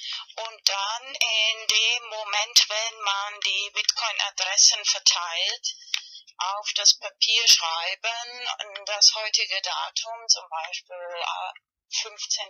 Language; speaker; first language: German; non-native, fluent; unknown